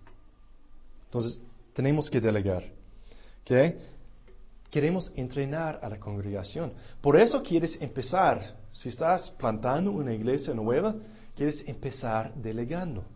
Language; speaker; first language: Spanish; non-native, fluent; English